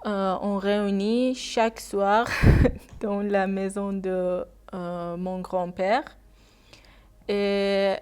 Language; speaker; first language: French; non-native, learner; Persian